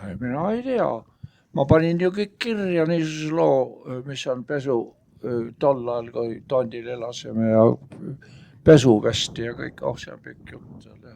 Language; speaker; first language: Estonian; native; Estonian